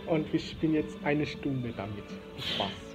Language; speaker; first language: German; early bilingual, other home language; Vietnamese